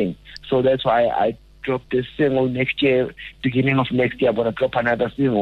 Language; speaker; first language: English; non-native, local second language; Zulu